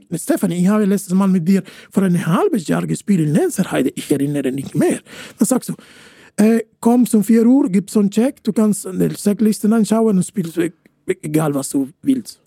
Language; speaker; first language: German; non-native, fluent; Spanish